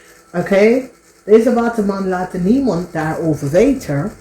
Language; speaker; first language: Dutch; non-native, learner; English